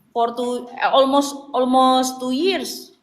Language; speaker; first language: English; non-native, learner; Indonesian